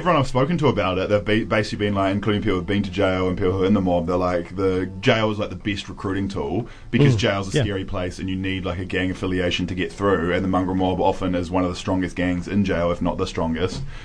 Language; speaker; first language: English; native; English